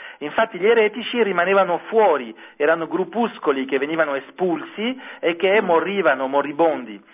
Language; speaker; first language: Italian; non-native, fluent; French